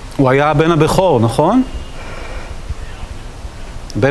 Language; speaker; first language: Hebrew; native; Hebrew